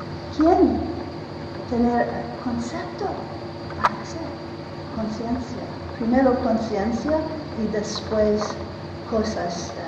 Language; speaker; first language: Spanish; non-native, learner; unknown